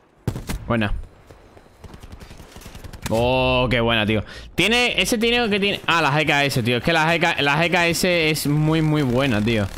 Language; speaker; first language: Spanish; native; Spanish